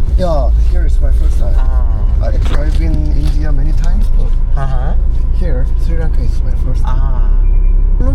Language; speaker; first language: English; non-native, learner; Korean